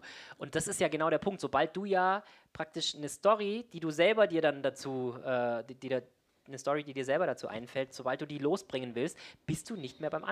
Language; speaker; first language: German; native; German